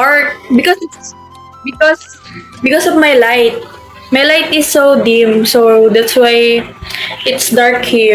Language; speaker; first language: English; non-native, local second language; Filipino